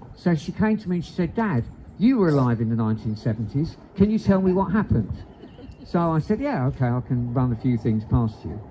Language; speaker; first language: English; native; English